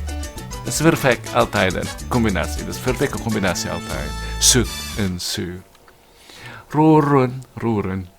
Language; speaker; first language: Dutch; non-native, learner; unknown